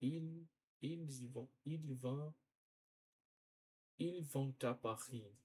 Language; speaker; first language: French; non-native, learner; Portuguese